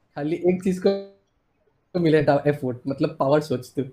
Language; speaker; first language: Hindi; non-native, local second language; Assamese